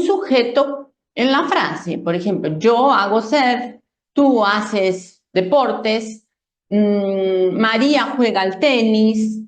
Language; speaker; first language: Spanish; non-native, fluent; Portuguese